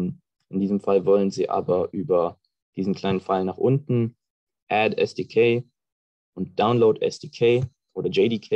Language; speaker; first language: German; native; German